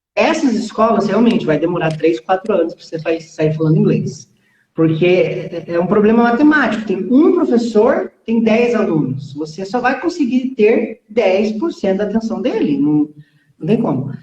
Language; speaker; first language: Portuguese; early bilingual, heritage; Portuguese